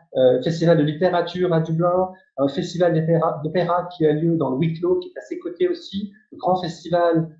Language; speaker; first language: French; native; French